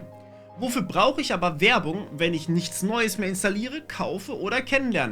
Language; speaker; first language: German; native; German